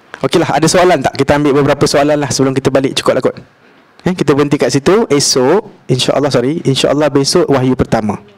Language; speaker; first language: Malay; native; Malay